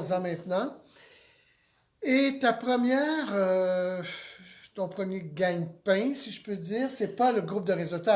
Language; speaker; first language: French; native; French